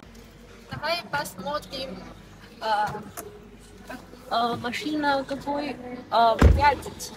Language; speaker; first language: Russian; non-native, learner; Chinese